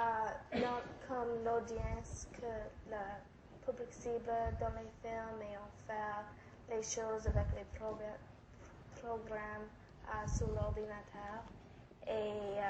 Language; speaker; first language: French; non-native, local second language; English